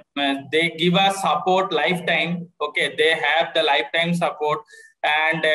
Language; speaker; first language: English; non-native, local second language; Bangla